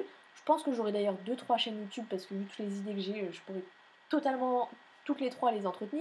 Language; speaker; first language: French; native; French